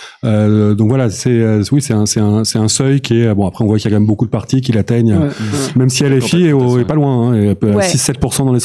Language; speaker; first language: French; native; French